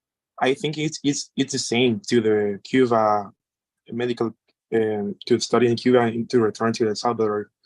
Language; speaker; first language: English; non-native, learner; Spanish